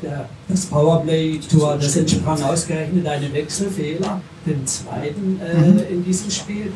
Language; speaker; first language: German; native; German